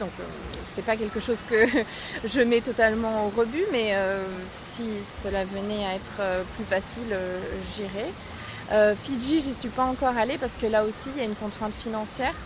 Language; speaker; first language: French; native; French